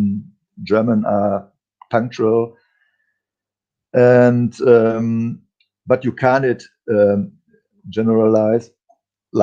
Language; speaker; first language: English; non-native, fluent; German